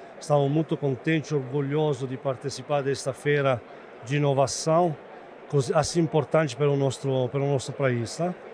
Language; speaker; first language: Portuguese; non-native, fluent; Italian